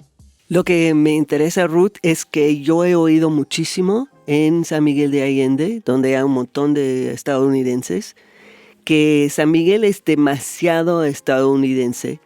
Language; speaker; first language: Spanish; non-native, fluent; English